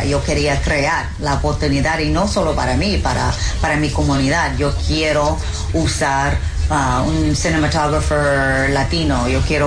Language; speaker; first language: Spanish; early bilingual, heritage; English